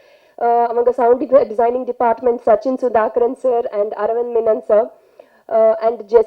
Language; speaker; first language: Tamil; non-native, learner; Telugu